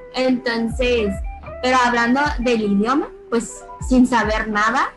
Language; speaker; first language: Spanish; early bilingual, other home language; Chinese